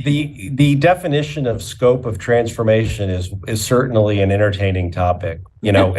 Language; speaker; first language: English; native; English